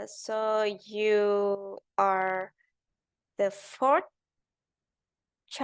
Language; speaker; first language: English; non-native, learner; Indonesian